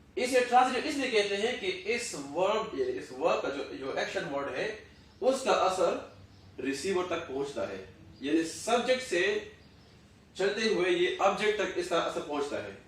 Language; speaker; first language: Urdu; non-native, local second language; Pashto